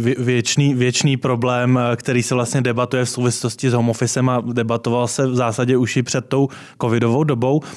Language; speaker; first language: Czech; native; Czech